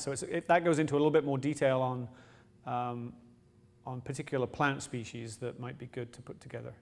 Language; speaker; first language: English; native; English